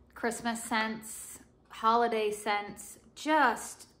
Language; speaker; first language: English; native; English